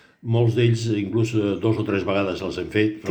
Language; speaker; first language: Catalan; native; Catalan